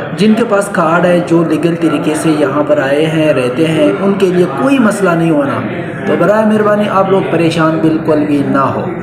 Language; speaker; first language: Urdu; non-native, local second language; Pashto